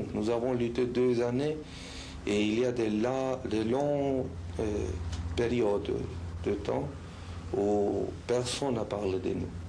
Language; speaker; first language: French; non-native, fluent; Spanish